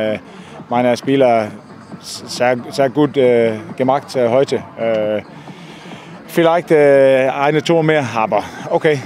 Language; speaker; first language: German; non-native, learner; Danish